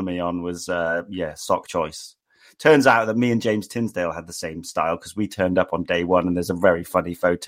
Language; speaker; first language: English; native; English